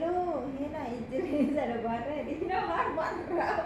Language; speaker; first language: Arabic; non-native, learner; Indonesian